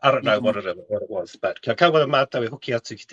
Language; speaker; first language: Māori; non-native, local second language; English